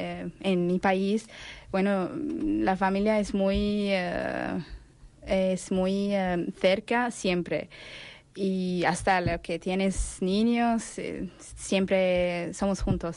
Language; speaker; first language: Spanish; non-native, learner; Arabic